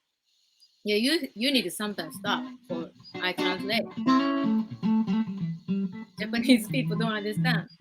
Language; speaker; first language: English; non-native, learner; Japanese